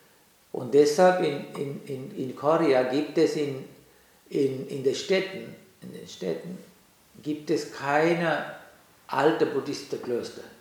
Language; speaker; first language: German; non-native, learner; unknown